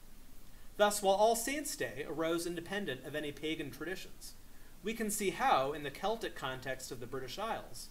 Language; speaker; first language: English; native; English